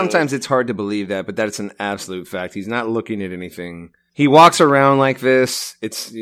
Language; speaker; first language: English; native; English